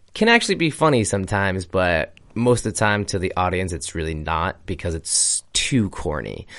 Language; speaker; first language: English; native; English